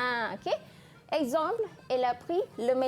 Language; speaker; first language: French; non-native, fluent; Malay